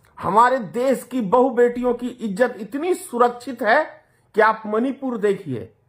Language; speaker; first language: Hindi; native; Hindi